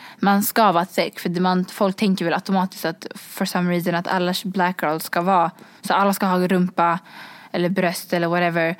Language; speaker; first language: Swedish; early bilingual, other home language; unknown